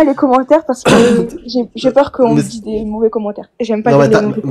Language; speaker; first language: French; native; French